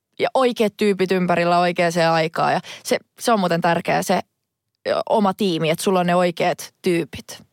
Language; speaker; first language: Finnish; native; Finnish